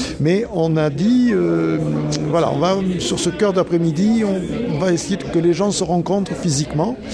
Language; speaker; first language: French; native; French